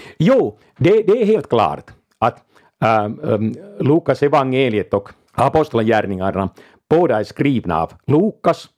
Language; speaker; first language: Swedish; non-native, local second language; Finnish